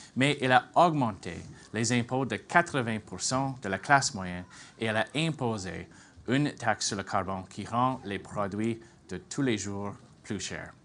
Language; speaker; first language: French; non-native, fluent; English